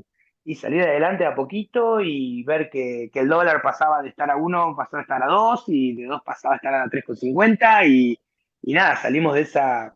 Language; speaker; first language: Spanish; native; Spanish